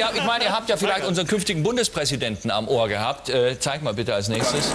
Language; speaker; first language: German; native; German